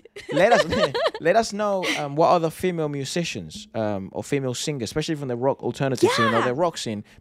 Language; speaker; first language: English; non-native, fluent; Spanish